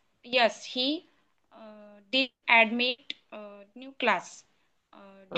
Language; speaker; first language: English; non-native, learner; Marathi